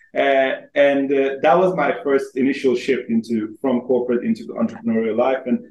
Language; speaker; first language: English; non-native, fluent; Persian